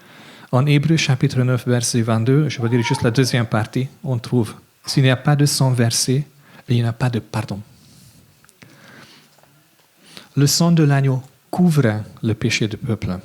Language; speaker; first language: French; non-native, fluent; English